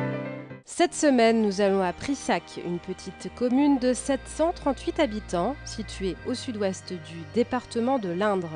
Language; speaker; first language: French; native; French